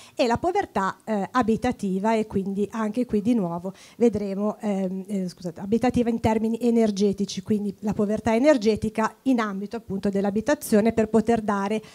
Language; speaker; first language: Italian; native; Italian